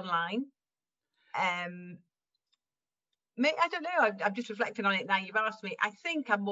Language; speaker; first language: English; native; English